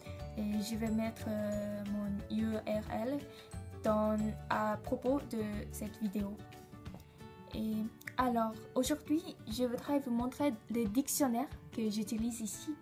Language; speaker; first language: French; non-native, learner; Japanese